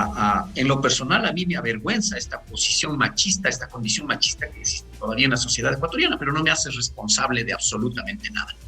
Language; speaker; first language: Spanish; native; Spanish